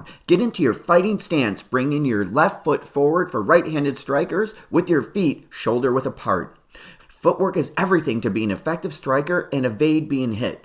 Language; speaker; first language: English; native; English